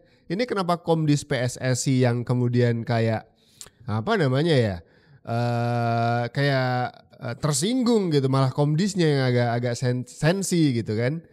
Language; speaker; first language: Indonesian; native; Indonesian